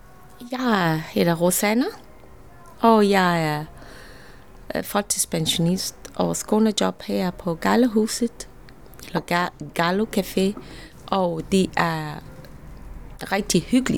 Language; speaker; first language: Danish; non-native, learner; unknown